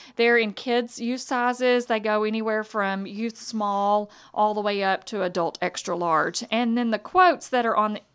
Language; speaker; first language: English; native; English